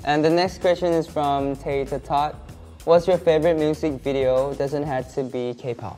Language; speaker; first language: English; early bilingual, other home language; Korean